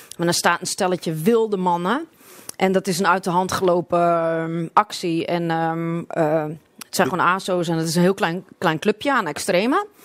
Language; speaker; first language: Dutch; non-native, local second language; Western Frisian